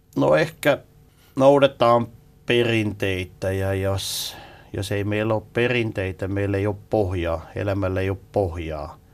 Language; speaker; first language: Finnish; non-native, fluent; Swiss German